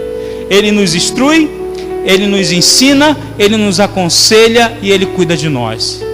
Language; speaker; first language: Portuguese; native; Portuguese